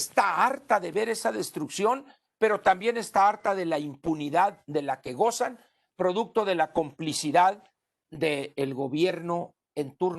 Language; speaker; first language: Spanish; native; Spanish